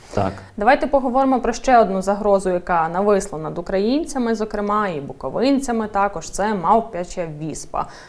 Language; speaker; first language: Ukrainian; native; Ukrainian